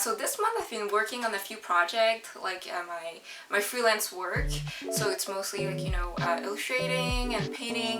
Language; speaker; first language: English; non-native, local second language; French